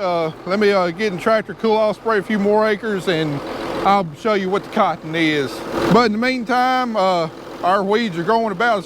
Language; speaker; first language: English; native; English